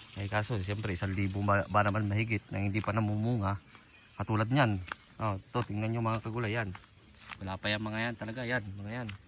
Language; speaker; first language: Filipino; native; Filipino